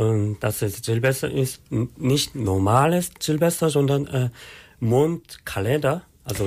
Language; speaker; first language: German; non-native, learner; Korean